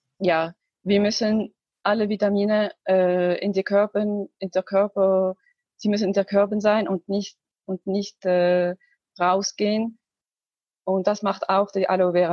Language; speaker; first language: German; non-native, learner; Arabic